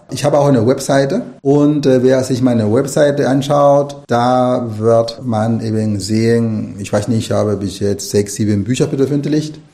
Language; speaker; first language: German; non-native, fluent; Spanish